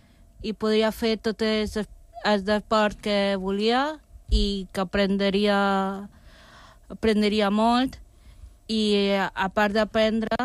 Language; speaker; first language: Catalan; non-native, local second language; Spanish